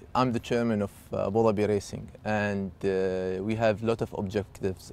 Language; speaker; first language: English; non-native, fluent; Arabic